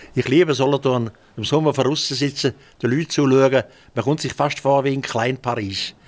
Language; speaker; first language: German; native; German